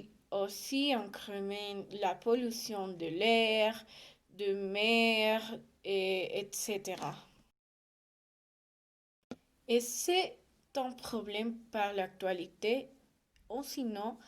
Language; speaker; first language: French; non-native, learner; Spanish